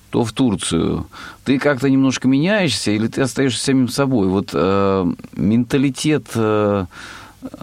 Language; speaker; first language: Russian; native; Russian